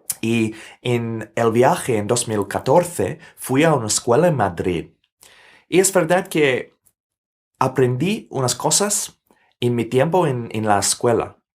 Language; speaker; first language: Spanish; non-native, fluent; English